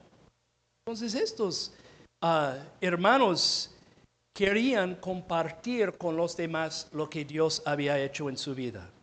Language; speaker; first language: Spanish; non-native, fluent; English